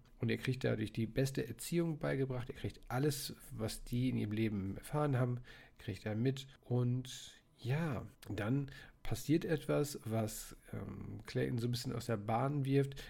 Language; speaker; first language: German; native; German